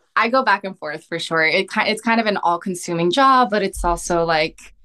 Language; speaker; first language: English; early bilingual, other home language; Korean